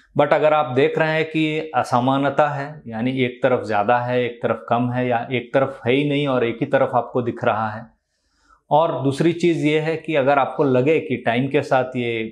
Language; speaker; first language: Hindi; non-native, local second language; Telugu